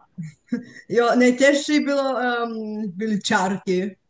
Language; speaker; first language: Czech; non-native, fluent; Bulgarian